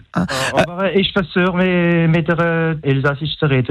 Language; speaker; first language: German; non-native, local second language; French